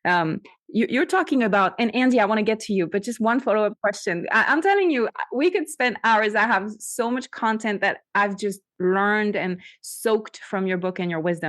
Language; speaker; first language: English; non-native, fluent; French